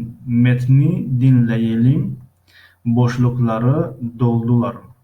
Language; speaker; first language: Turkish; non-native, fluent; Tajik